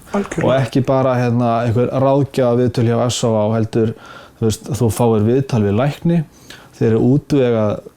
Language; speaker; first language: Icelandic; native; Icelandic